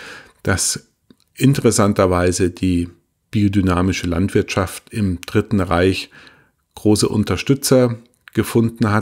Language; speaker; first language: German; native; German